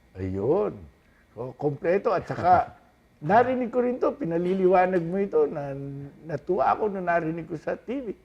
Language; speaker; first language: Filipino; native; Filipino